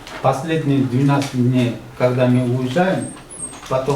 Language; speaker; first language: Russian; non-native, learner; Uzbek